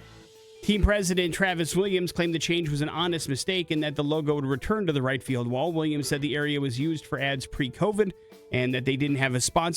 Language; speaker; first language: English; native; English